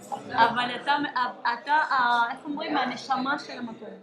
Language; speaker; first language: Hebrew; non-native, fluent; Spanish